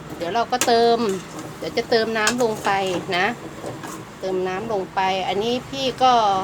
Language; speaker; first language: Thai; native; Thai